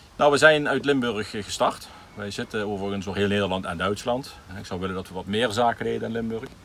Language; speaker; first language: Dutch; native; Dutch